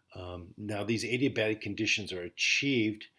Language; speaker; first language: English; native; English